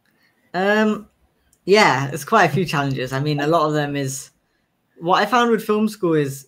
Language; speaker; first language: English; native; English